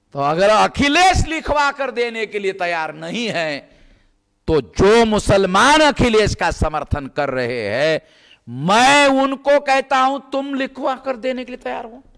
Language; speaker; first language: Hindi; non-native, local second language; Marathi